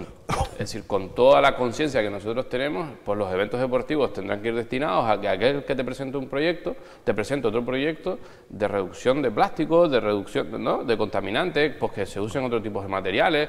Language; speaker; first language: Spanish; native; Spanish